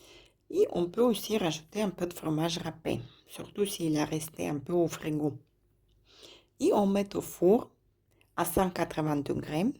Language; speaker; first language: French; non-native, fluent; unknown